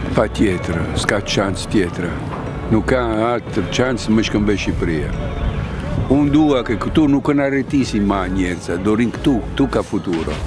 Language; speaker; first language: Albanian; non-native, learner; Italian